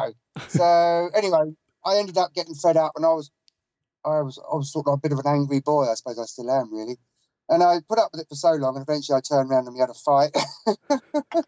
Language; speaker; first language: English; native; English